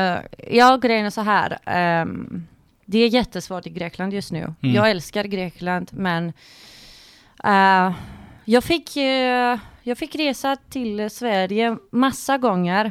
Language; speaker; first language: Swedish; non-native, fluent; Greek